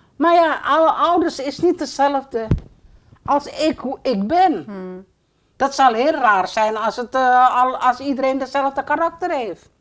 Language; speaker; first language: Dutch; early bilingual, other home language; Indonesian